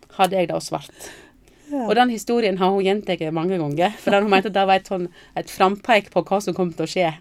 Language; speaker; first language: Norwegian; native; Norwegian